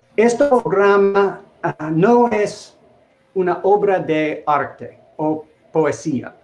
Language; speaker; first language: Spanish; non-native, learner; English